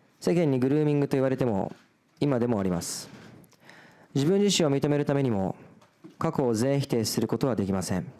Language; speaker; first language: Japanese; early bilingual, other home language; Portuguese